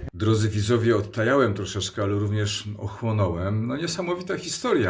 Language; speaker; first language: Polish; native; Polish